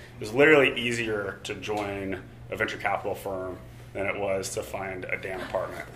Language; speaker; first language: English; native; English